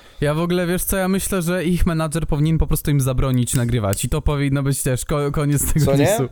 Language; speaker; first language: Polish; native; Polish